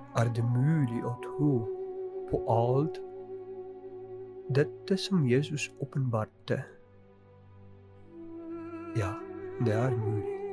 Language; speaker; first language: Norwegian; non-native, fluent; Polish